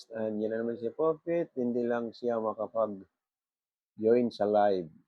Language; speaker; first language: Filipino; non-native, local second language; Bikol